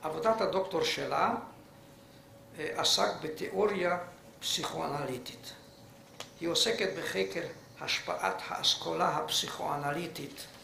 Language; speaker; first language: Hebrew; non-native, fluent; Hungarian